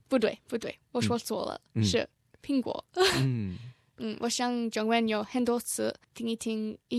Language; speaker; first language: Chinese; non-native, learner; English